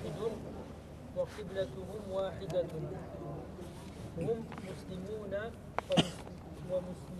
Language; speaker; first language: Arabic; non-native, learner; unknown